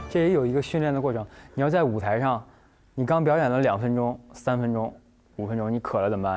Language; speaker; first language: Chinese; native; Chinese